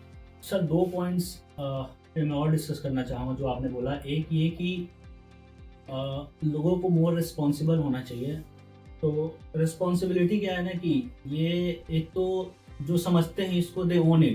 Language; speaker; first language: Hindi; native; Hindi